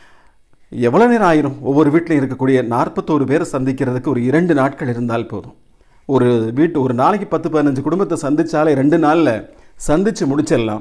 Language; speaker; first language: Tamil; native; Tamil